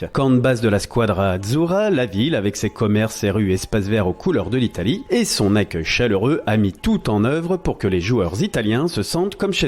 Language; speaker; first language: French; native; French